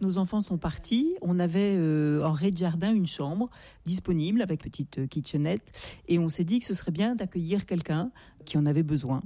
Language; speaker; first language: French; native; French